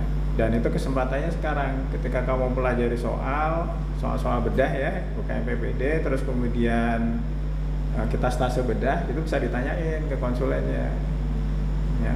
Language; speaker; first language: Indonesian; native; Indonesian